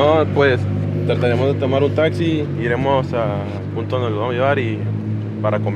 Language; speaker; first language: Spanish; native; Spanish